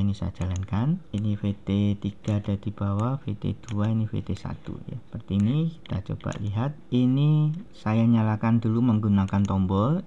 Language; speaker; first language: Indonesian; native; Indonesian